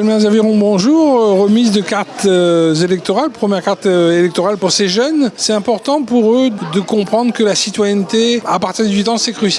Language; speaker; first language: French; native; French